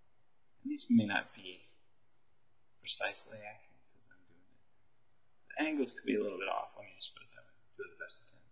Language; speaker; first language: English; native; English